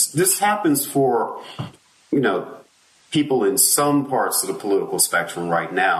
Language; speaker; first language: English; native; English